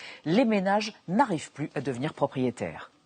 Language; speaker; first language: French; native; French